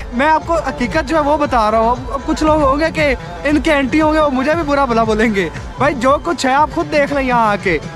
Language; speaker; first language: Urdu; non-native, local second language; Punjabi